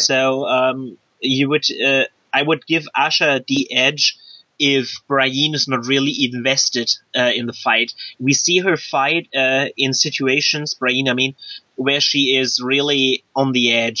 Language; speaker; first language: English; non-native, fluent; German